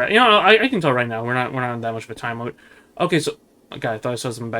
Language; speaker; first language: English; native; English